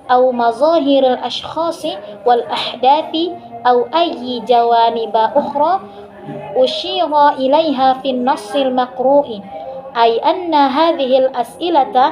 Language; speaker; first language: Arabic; non-native, learner; Indonesian